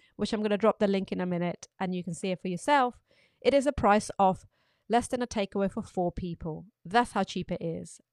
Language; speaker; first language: English; non-native, local second language; Urdu